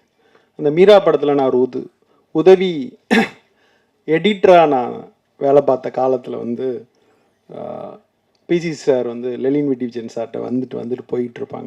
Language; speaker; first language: Tamil; native; Tamil